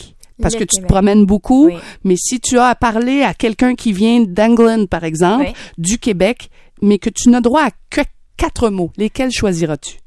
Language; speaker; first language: French; native; French